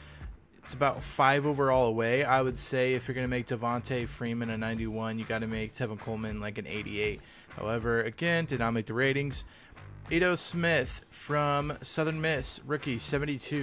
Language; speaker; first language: English; native; English